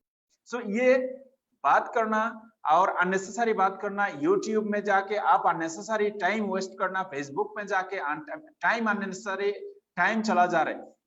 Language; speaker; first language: Hindi; non-native, fluent; Bangla